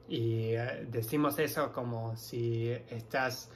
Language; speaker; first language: Spanish; non-native, fluent; English